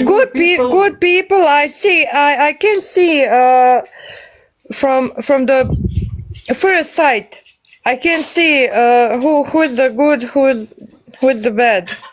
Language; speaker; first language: English; non-native, learner; Bosnian